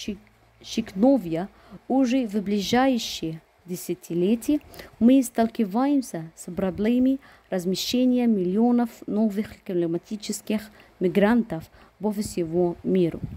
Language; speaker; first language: Russian; non-native, fluent; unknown